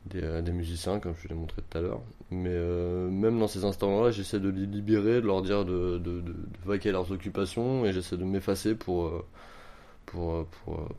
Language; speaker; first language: French; native; French